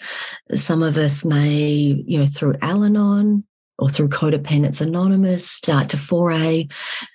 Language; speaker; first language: English; native; English